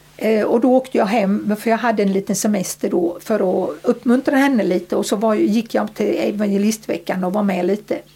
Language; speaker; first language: Swedish; early bilingual, other home language; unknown